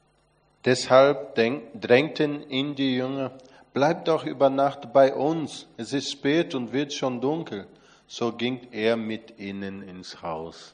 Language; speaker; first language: German; non-native, fluent; Portuguese